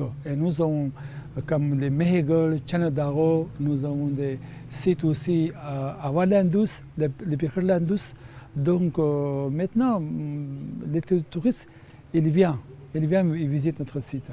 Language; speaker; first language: French; non-native, fluent; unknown